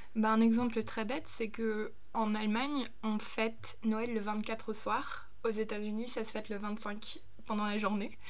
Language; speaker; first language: French; early bilingual, other home language; German